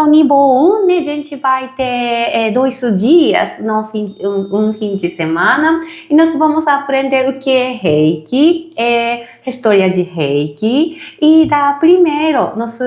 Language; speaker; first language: Portuguese; non-native, fluent; Japanese